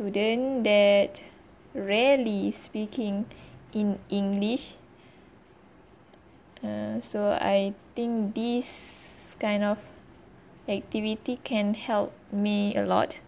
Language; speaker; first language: English; non-native, learner; Malay